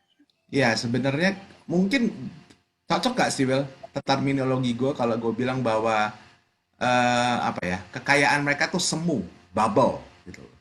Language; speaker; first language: Indonesian; native; Indonesian